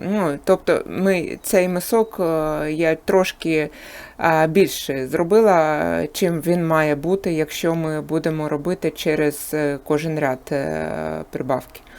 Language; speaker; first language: Ukrainian; non-native, local second language; Russian